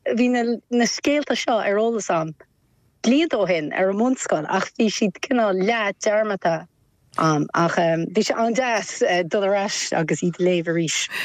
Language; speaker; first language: Irish; non-native, local second language; English